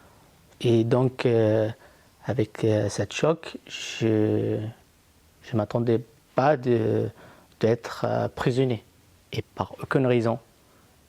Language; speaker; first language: French; non-native, fluent; Arabic